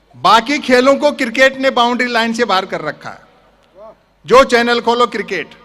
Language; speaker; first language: Hindi; native; Hindi